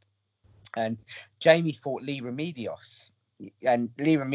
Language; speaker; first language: English; native; English